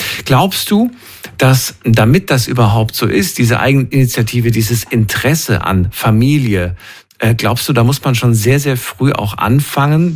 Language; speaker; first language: German; native; German